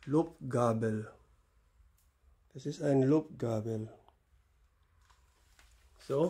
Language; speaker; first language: German; non-native, learner; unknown